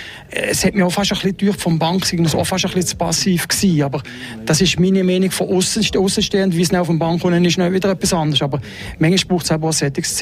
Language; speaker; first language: German; native; German